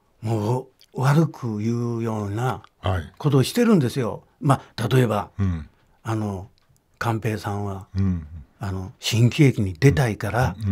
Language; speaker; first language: Japanese; native; Japanese